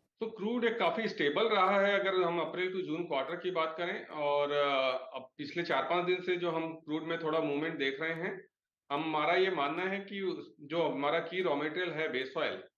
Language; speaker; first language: Hindi; native; Hindi